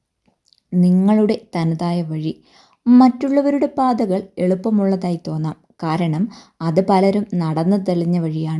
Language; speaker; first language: Malayalam; native; Malayalam